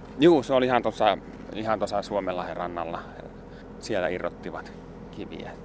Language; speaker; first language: Finnish; native; Finnish